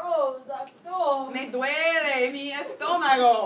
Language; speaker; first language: Spanish; non-native, fluent; English